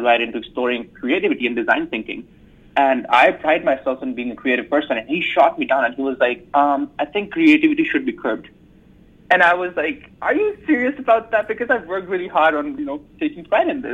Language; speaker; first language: English; non-native, local second language; Urdu